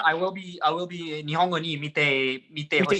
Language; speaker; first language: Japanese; non-native, learner; English